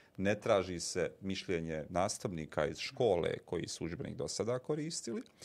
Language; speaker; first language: Bosnian; native; Bosnian